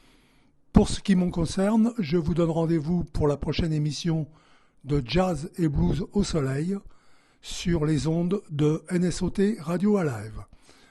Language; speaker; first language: French; native; French